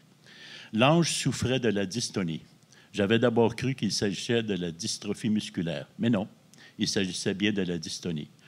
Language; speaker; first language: French; native; French